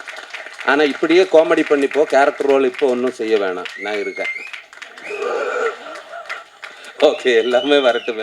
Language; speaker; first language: Tamil; non-native, learner; Malayalam